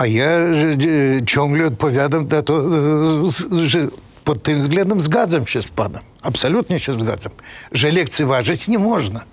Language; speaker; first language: Polish; non-native, fluent; Russian